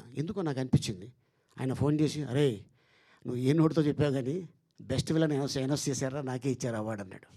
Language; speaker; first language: Telugu; native; Telugu